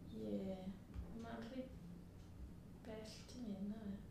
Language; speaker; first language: Welsh; non-native, learner; Spanish